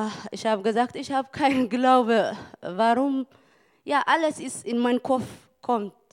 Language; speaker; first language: German; non-native, learner; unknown